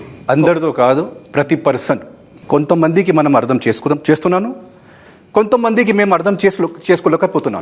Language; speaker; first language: Telugu; non-native, fluent; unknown